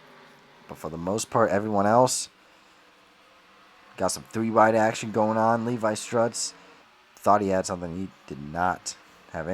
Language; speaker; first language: English; native; English